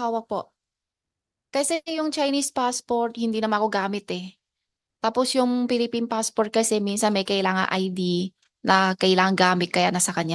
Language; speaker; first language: Filipino; non-native, learner; Chinese